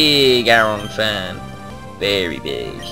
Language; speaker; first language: English; native; English